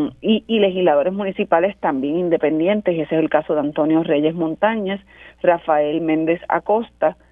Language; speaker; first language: Spanish; native; Spanish